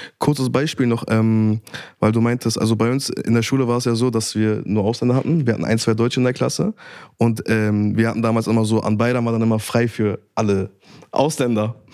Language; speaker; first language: German; early bilingual, other home language; Turkish